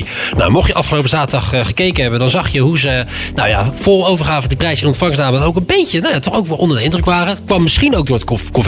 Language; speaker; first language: Dutch; native; Dutch